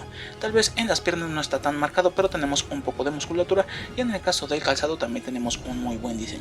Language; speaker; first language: Spanish; native; Spanish